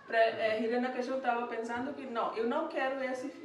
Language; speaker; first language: Portuguese; non-native, learner; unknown